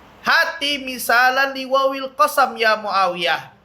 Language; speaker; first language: Arabic; non-native, fluent; Indonesian